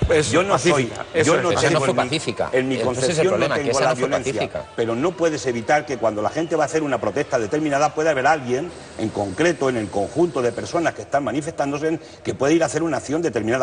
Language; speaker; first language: Spanish; native; Spanish